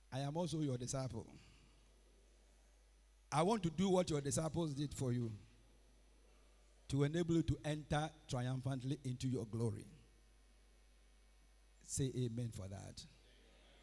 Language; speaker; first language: English; non-native, local second language; Akan